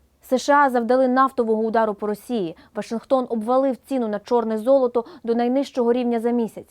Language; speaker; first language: Ukrainian; native; Ukrainian